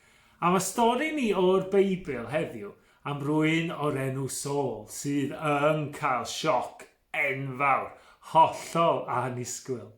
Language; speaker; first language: Welsh; native; Welsh